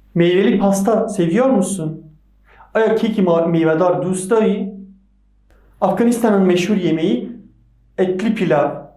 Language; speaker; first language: Turkish; non-native, fluent; Persian